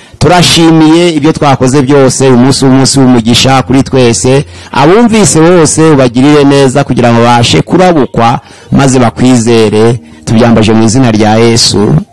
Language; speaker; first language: Kinyarwanda; native; Kinyarwanda